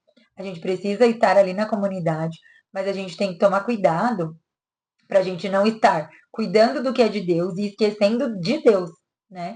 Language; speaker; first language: Portuguese; native; Portuguese